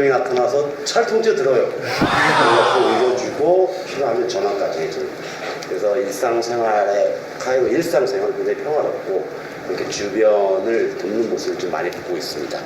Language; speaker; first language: Korean; native; Korean